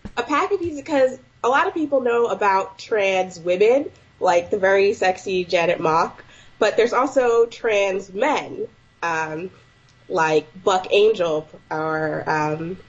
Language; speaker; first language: English; native; English